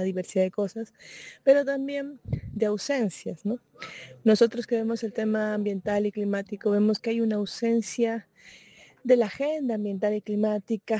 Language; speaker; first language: Spanish; native; Spanish